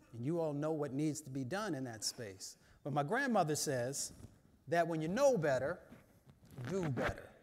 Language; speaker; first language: English; native; English